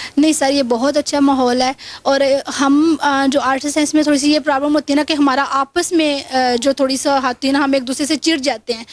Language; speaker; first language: Urdu; non-native, local second language; Punjabi